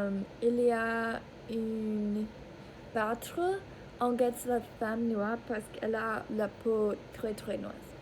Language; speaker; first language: French; non-native, learner; English